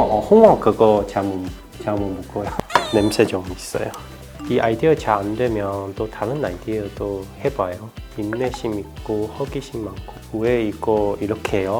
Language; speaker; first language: Korean; non-native, learner; Chinese